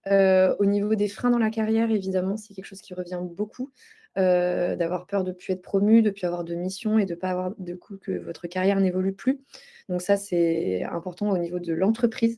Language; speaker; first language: French; native; French